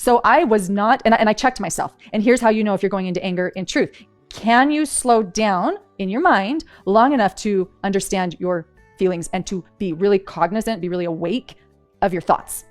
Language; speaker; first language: English; native; English